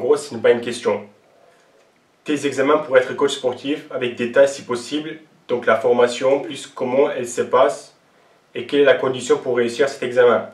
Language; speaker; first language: French; non-native, local second language; Armenian